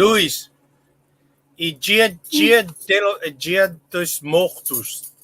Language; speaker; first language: Portuguese; non-native, learner; English